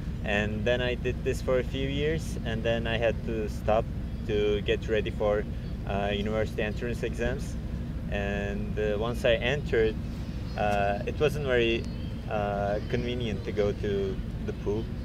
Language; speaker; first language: English; non-native, fluent; Turkish